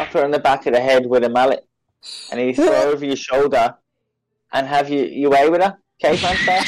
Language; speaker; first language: English; native; English